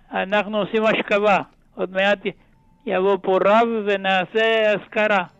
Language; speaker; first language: Hebrew; non-native, fluent; Ladino